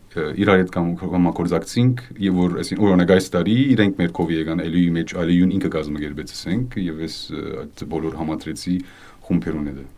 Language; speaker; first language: Armenian; native; Armenian